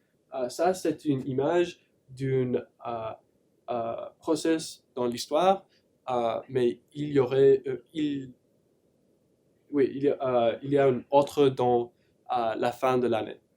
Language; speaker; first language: French; non-native, learner; English